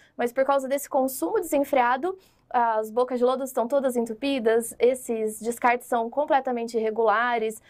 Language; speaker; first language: Portuguese; native; Portuguese